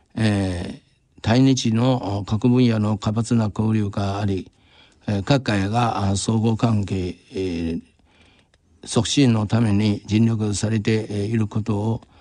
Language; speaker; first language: Japanese; non-native, fluent; Chinese